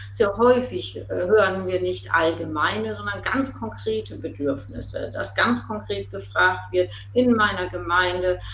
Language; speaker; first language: German; native; German